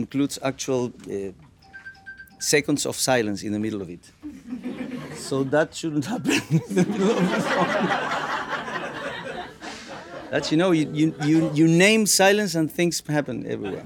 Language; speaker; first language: English; non-native, fluent; Spanish